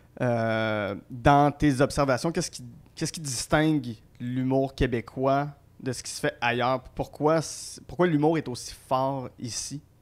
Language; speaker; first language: French; native; French